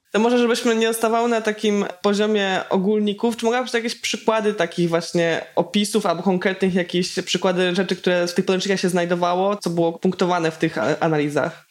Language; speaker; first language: Polish; native; Polish